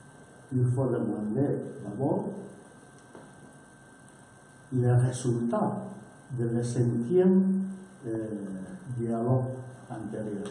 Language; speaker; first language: French; non-native, learner; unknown